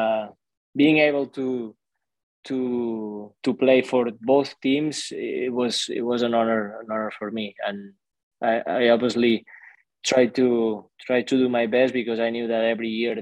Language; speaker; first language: English; non-native, fluent; Spanish